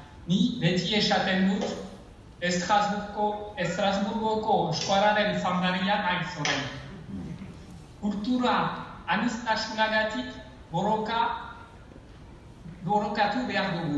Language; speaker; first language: Basque; non-native, learner; French